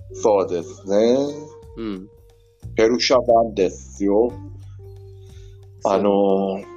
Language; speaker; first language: Japanese; non-native, learner; Persian